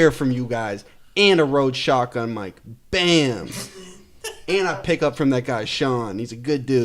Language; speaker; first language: English; native; English